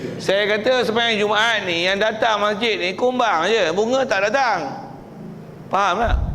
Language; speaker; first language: Malay; native; Malay